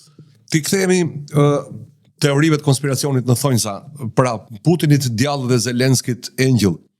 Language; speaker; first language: Albanian; native; Albanian